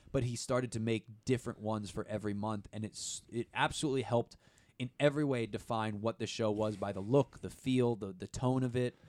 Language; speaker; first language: English; native; English